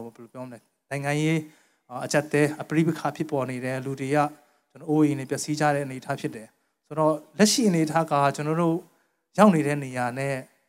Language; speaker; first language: Burmese; non-native, local second language; Tedim Chin